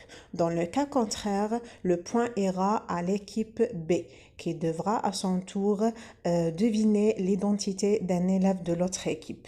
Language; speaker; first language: French; non-native, local second language; Arabic